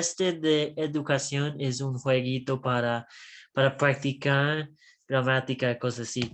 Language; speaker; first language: Spanish; non-native, learner; English